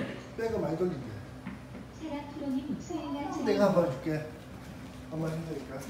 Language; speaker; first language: Korean; native; Korean